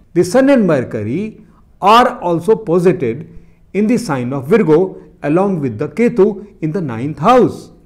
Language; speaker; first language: English; non-native, local second language; Hindi